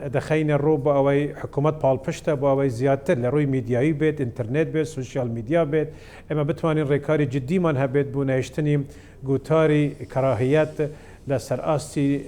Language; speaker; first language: Central Kurdish; non-native, local second language; Kurdish